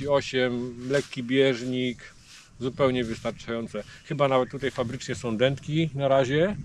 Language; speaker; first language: Polish; native; Polish